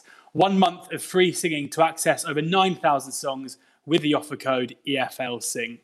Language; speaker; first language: English; native; English